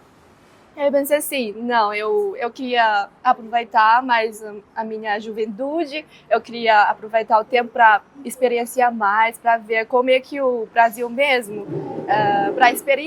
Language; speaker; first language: Portuguese; non-native, fluent; Chinese